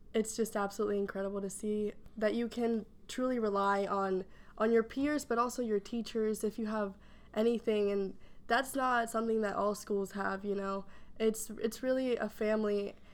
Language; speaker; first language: English; early bilingual, other home language; Spanish